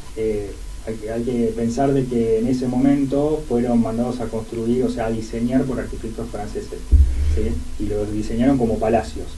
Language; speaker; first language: Spanish; native; Spanish